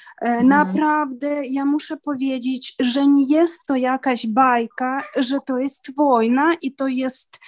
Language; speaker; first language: Polish; non-native, learner; Ukrainian